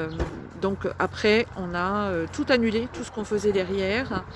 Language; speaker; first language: French; native; French